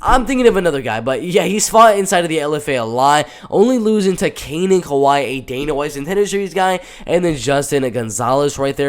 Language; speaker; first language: English; native; English